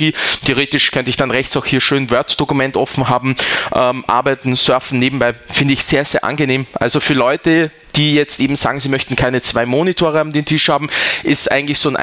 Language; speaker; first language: German; native; German